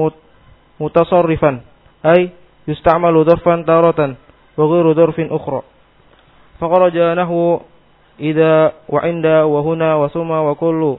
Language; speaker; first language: Arabic; non-native, learner; Indonesian